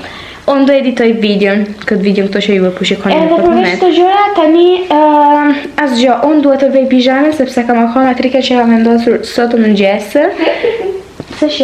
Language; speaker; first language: Albanian; early bilingual, heritage; Albanian